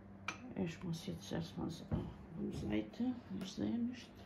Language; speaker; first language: German; non-native, learner; Bosnian